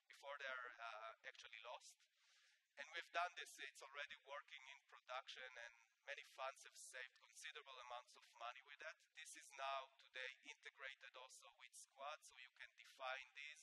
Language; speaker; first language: English; non-native, fluent; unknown